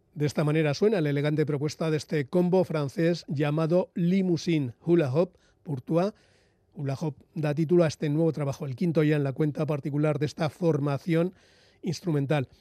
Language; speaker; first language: Spanish; native; Spanish